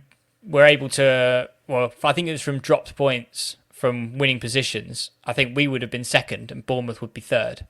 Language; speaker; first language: English; native; English